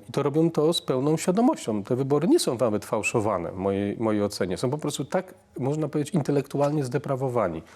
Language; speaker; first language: Polish; native; Polish